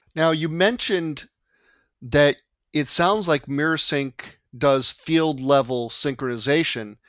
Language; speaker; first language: English; native; English